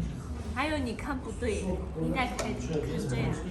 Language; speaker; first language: Chinese; non-native, learner; Armenian